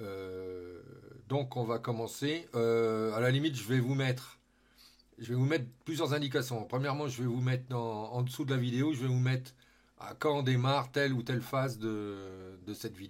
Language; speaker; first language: French; native; French